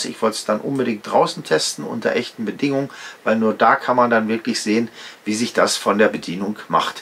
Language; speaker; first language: German; native; German